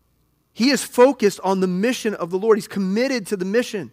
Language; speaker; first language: English; native; English